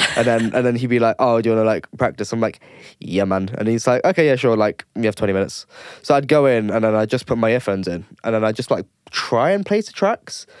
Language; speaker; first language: English; native; English